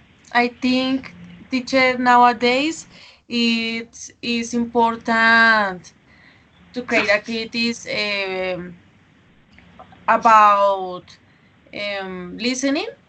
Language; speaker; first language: English; non-native, learner; Spanish